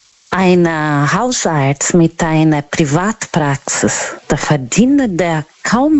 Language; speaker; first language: German; non-native, learner; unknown